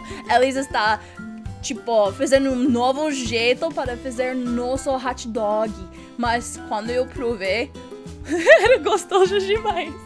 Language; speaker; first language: Portuguese; non-native, learner; English